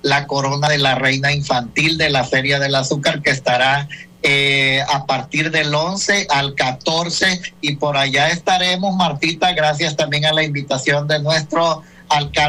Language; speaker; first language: Spanish; native; Spanish